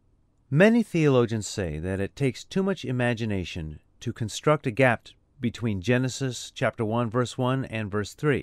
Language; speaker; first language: English; native; English